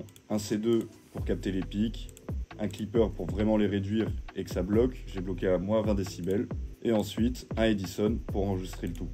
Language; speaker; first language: French; native; French